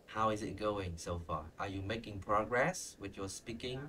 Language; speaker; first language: English; non-native, fluent; Vietnamese